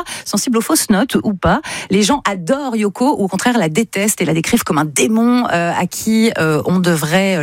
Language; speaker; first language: French; native; French